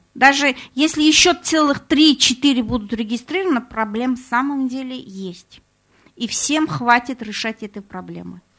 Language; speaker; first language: Russian; non-native, fluent; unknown